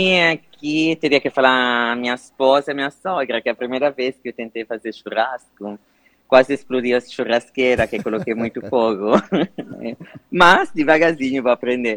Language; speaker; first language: Portuguese; non-native, fluent; Italian